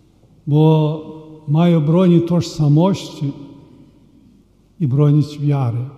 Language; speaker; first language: Polish; early bilingual, heritage; Polish